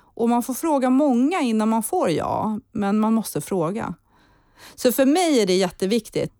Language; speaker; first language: Swedish; early bilingual, heritage; Swedish